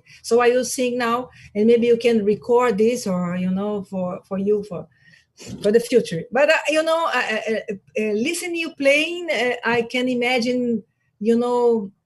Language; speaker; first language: English; non-native, learner; Portuguese